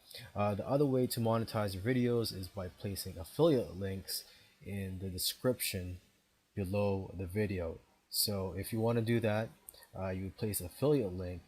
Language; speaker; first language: English; native; English